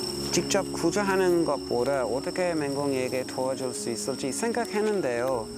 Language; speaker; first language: Korean; non-native, fluent; English